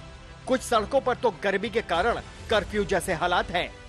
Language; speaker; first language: Hindi; native; Hindi